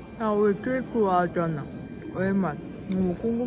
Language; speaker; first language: Korean; non-native, learner; Russian